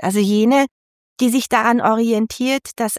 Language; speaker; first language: German; native; German